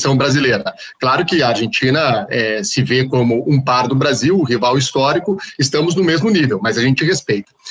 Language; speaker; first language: Portuguese; native; Portuguese